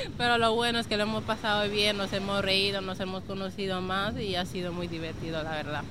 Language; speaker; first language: Spanish; early bilingual, other home language; Wolof